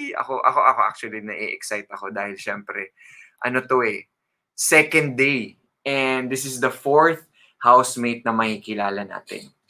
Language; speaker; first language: Filipino; native; Filipino